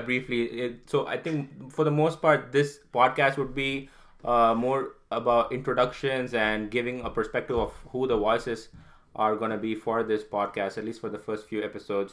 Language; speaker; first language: English; non-native, local second language; Tamil